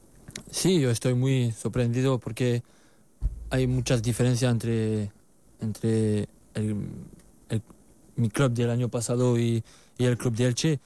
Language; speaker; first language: Spanish; non-native, learner; French